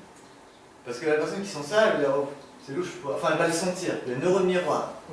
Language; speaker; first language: French; native; French